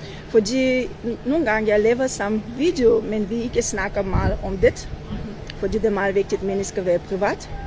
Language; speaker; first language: Danish; non-native, learner; Armenian